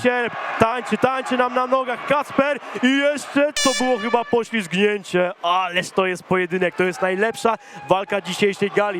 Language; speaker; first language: Polish; native; Polish